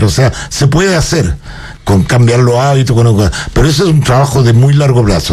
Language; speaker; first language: Spanish; native; Spanish